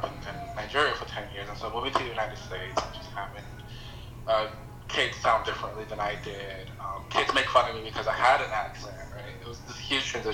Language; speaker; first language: English; non-native, local second language; Yoruba